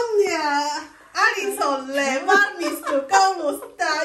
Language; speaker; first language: Finnish; non-native, learner; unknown